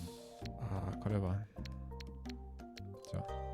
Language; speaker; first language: Japanese; non-native, learner; German